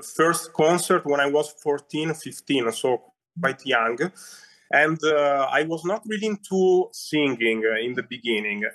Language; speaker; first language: English; non-native, fluent; Italian